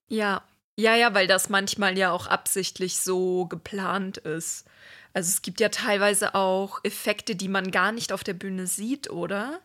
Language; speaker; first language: German; native; German